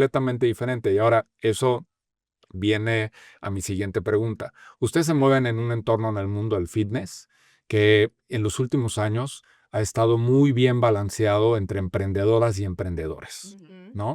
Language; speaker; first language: Spanish; native; Spanish